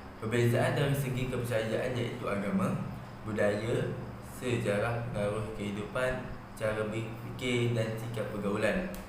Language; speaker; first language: Malay; native; Malay